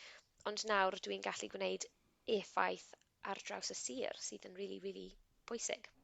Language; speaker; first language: Welsh; non-native, local second language; English